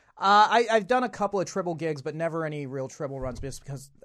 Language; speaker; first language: English; native; English